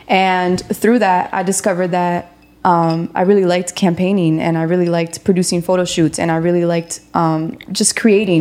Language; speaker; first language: English; native; English